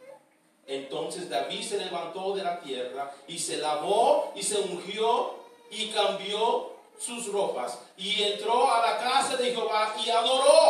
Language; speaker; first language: Spanish; early bilingual, heritage; Spanish